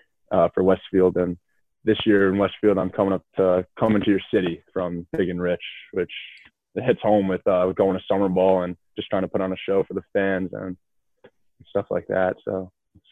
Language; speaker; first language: English; native; English